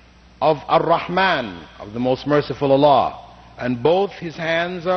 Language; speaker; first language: English; non-native, fluent; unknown